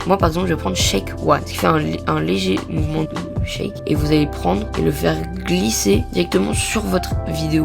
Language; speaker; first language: French; native; French